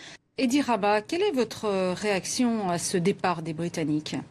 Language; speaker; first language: French; native; French